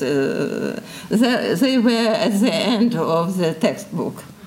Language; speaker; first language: English; non-native, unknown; Russian